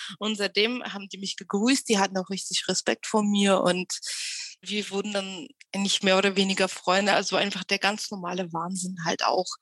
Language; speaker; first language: German; early bilingual, other home language; Russian